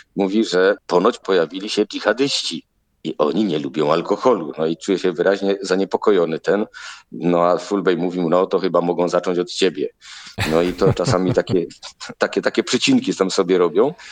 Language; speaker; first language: Polish; native; Polish